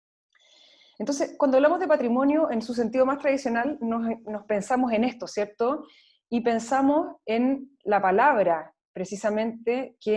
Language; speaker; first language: Spanish; native; Spanish